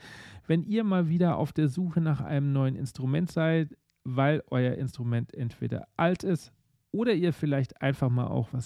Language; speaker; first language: German; native; German